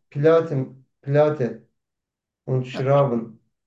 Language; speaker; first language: German; non-native, learner; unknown